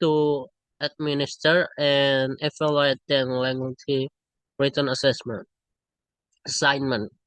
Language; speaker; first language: English; non-native, learner; Indonesian